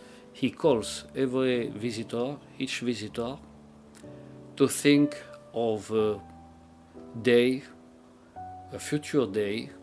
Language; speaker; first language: English; non-native, learner; French